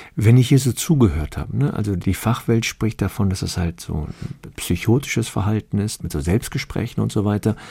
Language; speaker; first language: German; early bilingual, other home language; Turkish